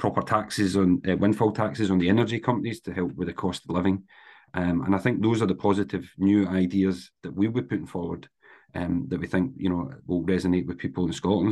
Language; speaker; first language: English; native; English